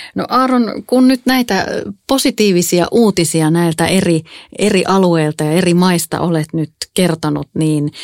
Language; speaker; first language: Finnish; native; Finnish